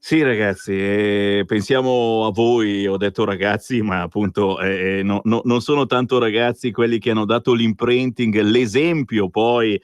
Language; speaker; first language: Italian; native; Italian